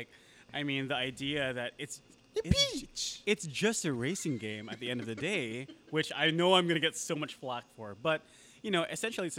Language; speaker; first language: English; non-native, local second language; Filipino